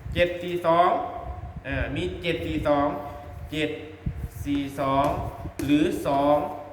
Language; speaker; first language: Thai; non-native, local second language; Northeastern Thai